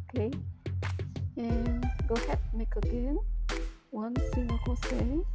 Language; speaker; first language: English; non-native, learner; Indonesian